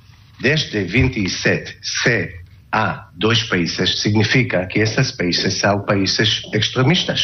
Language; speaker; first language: Portuguese; non-native, learner; Hebrew